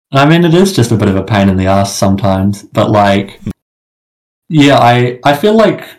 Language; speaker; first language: English; native; English